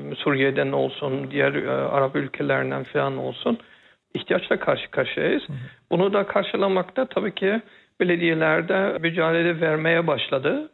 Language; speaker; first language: Turkish; early bilingual, heritage; Turkish